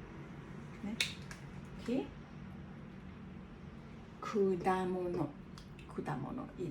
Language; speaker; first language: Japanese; non-native, fluent; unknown